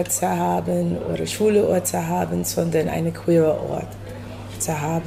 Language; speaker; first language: German; non-native, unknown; English